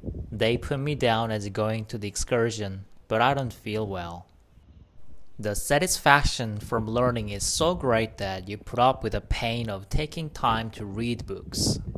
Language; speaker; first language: English; non-native, fluent; Korean